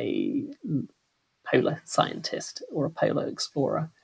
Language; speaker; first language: English; native; English